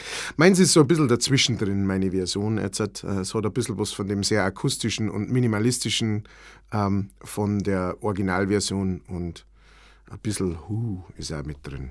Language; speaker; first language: German; native; German